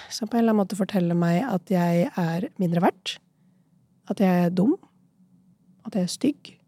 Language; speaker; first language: Norwegian; early bilingual, other home language; Urdu